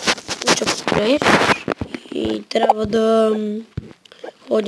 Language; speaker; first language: Bulgarian; native; Bulgarian